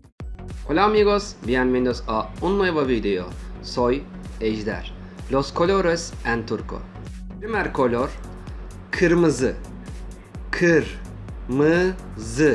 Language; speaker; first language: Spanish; non-native, fluent; Turkish